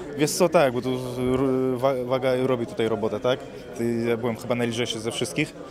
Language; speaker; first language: Polish; early bilingual, other home language; Armenian